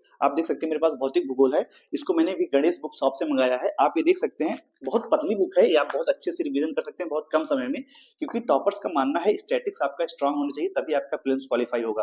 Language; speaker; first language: Hindi; native; Hindi